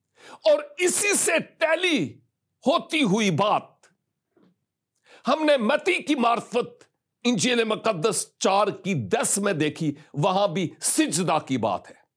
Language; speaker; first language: Urdu; native; Urdu